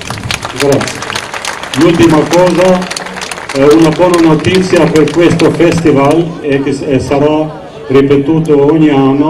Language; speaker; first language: Italian; non-native, fluent; Albanian